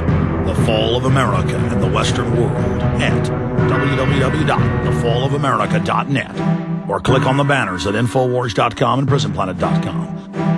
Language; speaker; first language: English; native; English